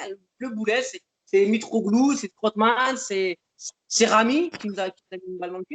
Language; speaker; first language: French; native; French